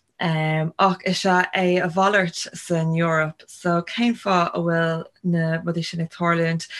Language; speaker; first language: Irish; non-native, local second language; English